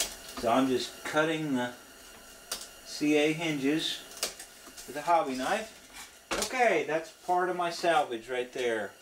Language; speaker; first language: English; native; English